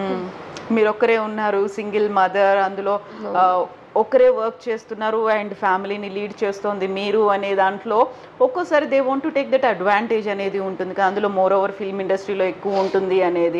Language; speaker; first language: Telugu; native; Telugu